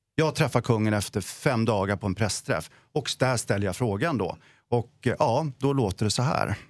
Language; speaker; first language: Swedish; native; Swedish